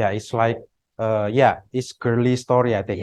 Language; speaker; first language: English; non-native, fluent; Indonesian